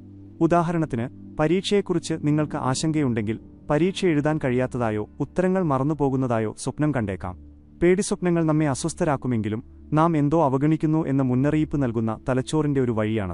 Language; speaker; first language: Malayalam; native; Malayalam